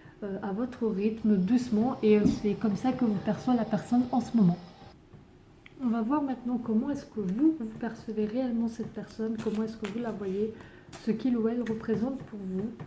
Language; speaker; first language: French; native; French